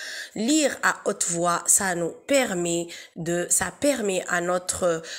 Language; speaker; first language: French; non-native, local second language; Arabic